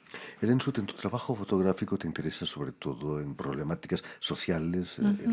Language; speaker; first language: Spanish; native; Spanish